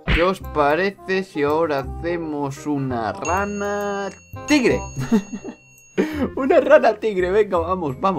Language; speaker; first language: Spanish; native; Spanish